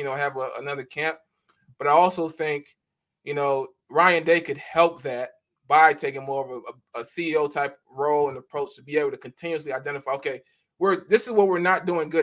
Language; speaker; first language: English; native; English